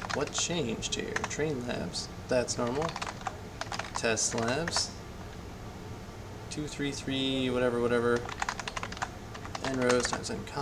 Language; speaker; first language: English; native; English